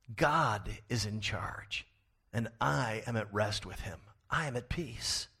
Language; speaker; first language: English; native; English